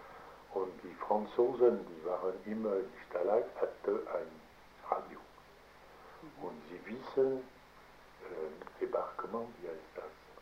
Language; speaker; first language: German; non-native, learner; French